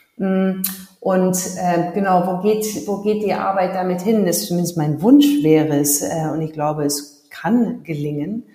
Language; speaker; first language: German; early bilingual, heritage; German